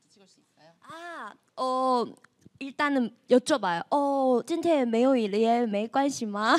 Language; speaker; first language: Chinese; non-native, learner; Korean